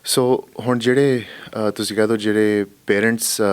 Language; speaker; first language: Punjabi; early bilingual, heritage; Punjabi